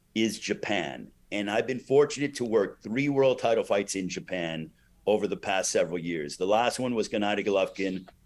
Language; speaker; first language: English; native; English